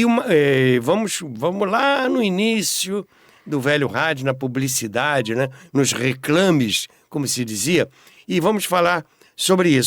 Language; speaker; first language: Portuguese; native; Portuguese